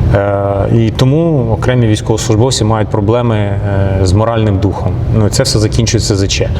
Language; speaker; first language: Ukrainian; non-native, local second language; Russian